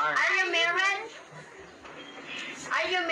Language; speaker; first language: English; non-native, learner; Cebuano